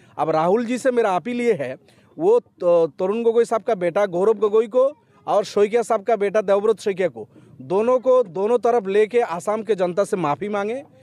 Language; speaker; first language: Hindi; non-native, local second language; Bangla